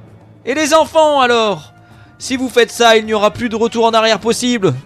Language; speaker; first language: French; native; French